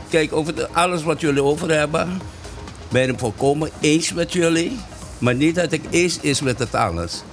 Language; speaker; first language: Dutch; non-native, fluent; Papiamento